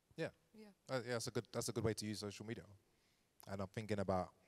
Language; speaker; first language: English; native; English